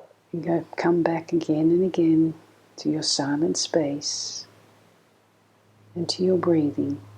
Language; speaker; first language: English; native; English